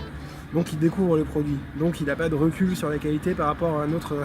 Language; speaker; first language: French; native; French